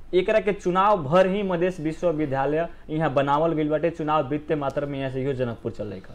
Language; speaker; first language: Bhojpuri; native; Bhojpuri